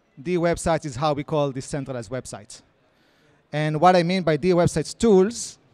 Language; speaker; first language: English; non-native, fluent; Hebrew